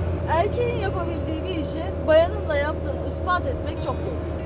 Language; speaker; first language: Turkish; native; Turkish